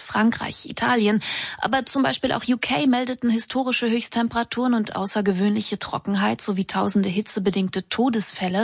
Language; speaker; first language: German; native; German